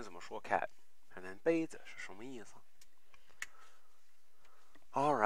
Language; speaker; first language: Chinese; non-native, fluent; English